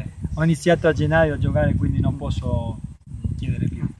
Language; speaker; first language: Italian; non-native, fluent; Spanish